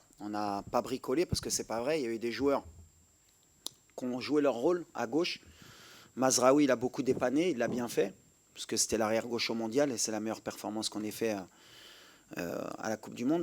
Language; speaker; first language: French; native; French